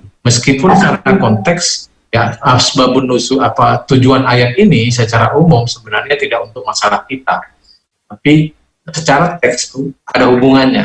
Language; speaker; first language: Indonesian; native; Indonesian